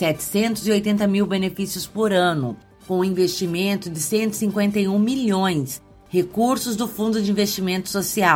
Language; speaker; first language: Portuguese; native; Portuguese